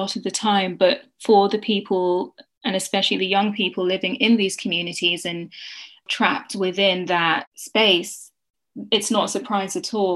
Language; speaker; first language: English; native; English